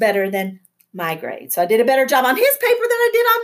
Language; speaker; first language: English; native; English